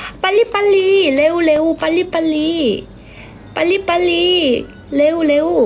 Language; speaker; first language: Korean; non-native, learner; Thai